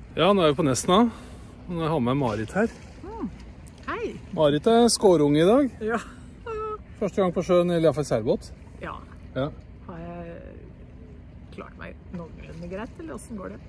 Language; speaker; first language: Norwegian; native; Norwegian